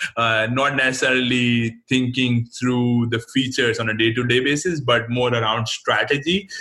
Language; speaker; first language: English; non-native, local second language; Hindi